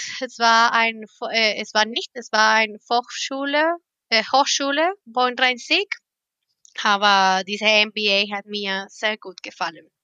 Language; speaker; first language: German; non-native, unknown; Spanish